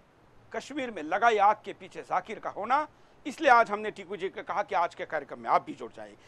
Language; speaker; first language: Hindi; native; Hindi